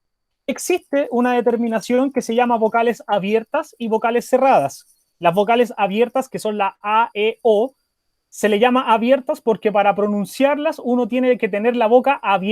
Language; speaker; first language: Spanish; native; Spanish